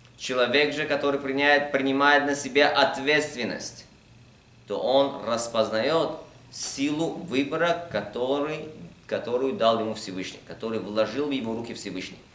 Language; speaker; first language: Russian; early bilingual, heritage; Russian